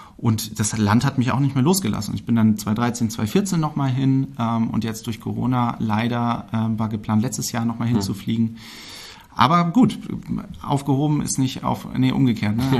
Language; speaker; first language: German; native; German